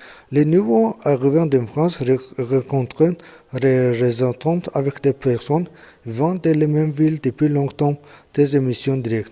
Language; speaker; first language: French; non-native, learner; Azerbaijani